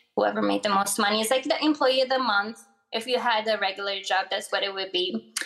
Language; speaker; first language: English; early bilingual, other home language; Arabic